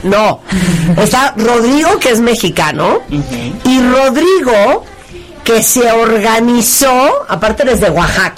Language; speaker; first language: Spanish; native; Spanish